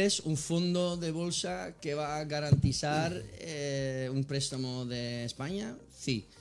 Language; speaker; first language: Spanish; non-native, fluent; Dutch